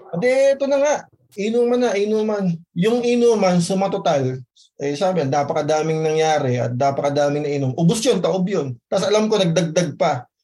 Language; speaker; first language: Filipino; native; Filipino